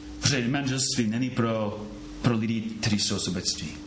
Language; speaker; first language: Czech; non-native, fluent; English